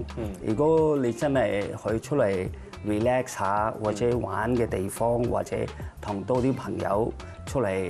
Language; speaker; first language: Cantonese; non-native, fluent; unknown